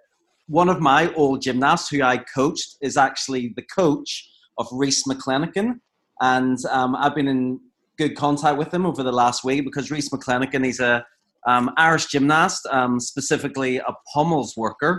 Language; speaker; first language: English; native; English